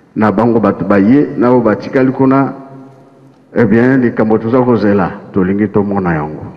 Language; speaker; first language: Lingala; non-native, local second language; Kongo